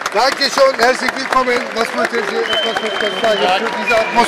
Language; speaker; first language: German; non-native, learner; Turkish